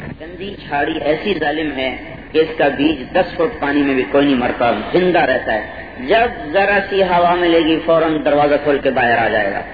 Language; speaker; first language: Urdu; non-native, local second language; Punjabi